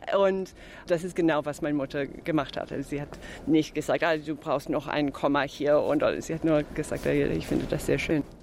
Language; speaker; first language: German; non-native, fluent; English